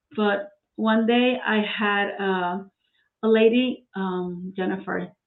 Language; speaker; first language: English; non-native, fluent; Spanish